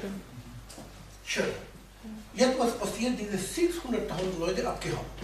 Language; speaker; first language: German; non-native, learner; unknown